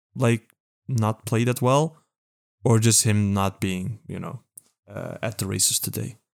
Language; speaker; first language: English; non-native, fluent; Dutch